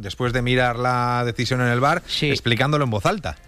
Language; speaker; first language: Spanish; native; Spanish